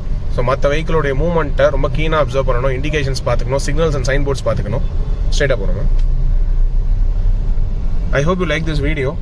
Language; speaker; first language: Tamil; native; Tamil